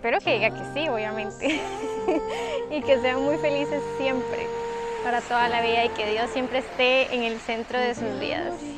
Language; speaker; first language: Spanish; native; Spanish